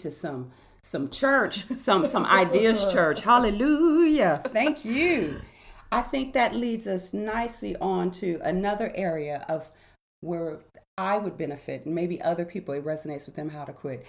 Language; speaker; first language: English; native; English